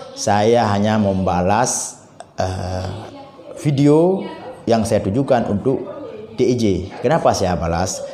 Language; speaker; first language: Indonesian; non-native, local second language; Achinese